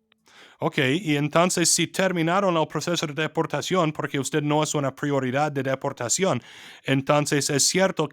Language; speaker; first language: Spanish; non-native, fluent; English